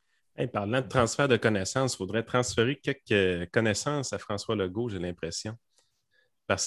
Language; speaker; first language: French; native; French